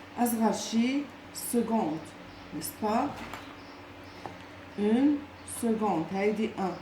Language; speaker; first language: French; non-native, local second language; Arabic